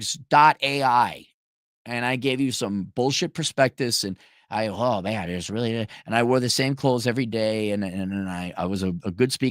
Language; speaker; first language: English; native; English